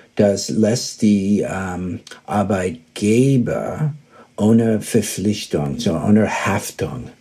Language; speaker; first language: German; early bilingual, heritage; German